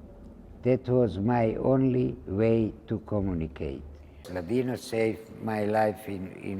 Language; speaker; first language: English; non-native, learner; Ladino